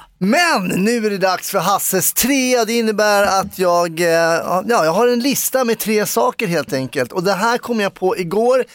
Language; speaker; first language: Swedish; native; Swedish